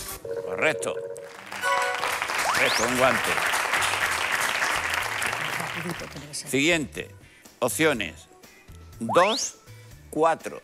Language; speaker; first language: Spanish; native; Spanish